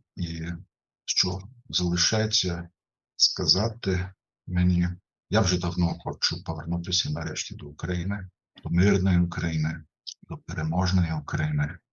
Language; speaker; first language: Ukrainian; non-native, fluent; German